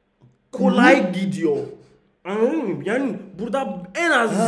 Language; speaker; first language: Turkish; non-native, learner; English